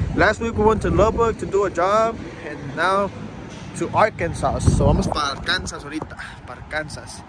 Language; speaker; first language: English; early bilingual, other home language; Spanish